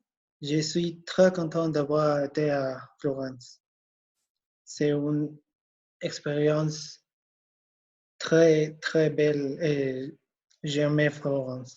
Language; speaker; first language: French; non-native, learner; Spanish